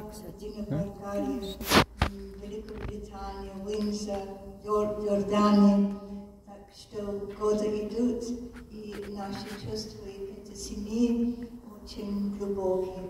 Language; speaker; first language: Russian; non-native, fluent; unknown